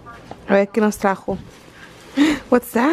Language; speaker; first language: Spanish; early bilingual, heritage; Spanish